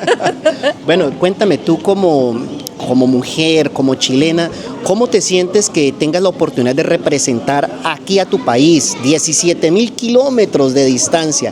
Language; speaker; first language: Spanish; native; Spanish